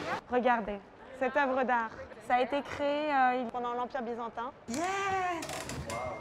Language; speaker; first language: French; native; French